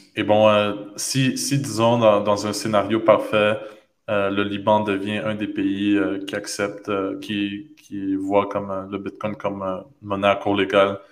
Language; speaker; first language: French; native; French